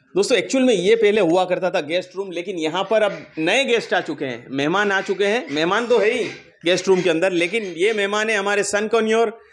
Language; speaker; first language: Hindi; non-native, local second language; Gujarati